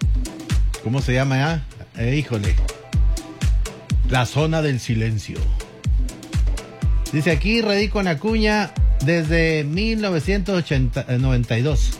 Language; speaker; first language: Spanish; native; Spanish